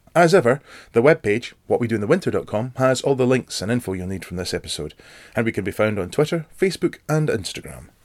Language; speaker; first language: English; native; English